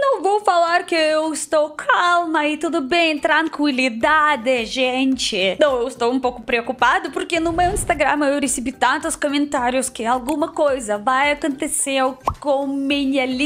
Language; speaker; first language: Portuguese; non-native, learner; Russian